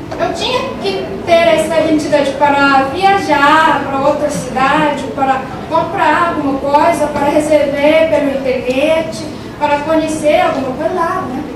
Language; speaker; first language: Portuguese; non-native, fluent; Korean